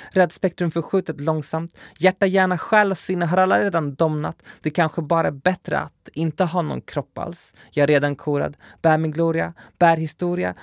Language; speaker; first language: Swedish; early bilingual, other home language; Spanish